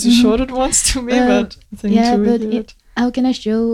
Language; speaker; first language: English; non-native, fluent; Korean